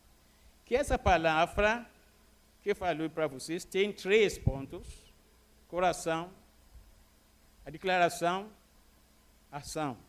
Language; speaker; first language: Portuguese; non-native, fluent; Arabic